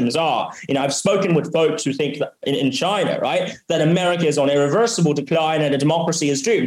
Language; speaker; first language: English; non-native, local second language; Cantonese